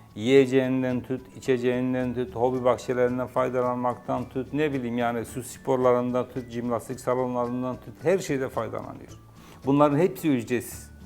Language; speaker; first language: Turkish; native; Turkish